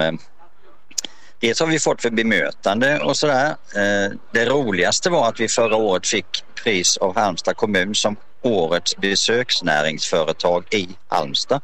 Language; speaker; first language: Swedish; native; Swedish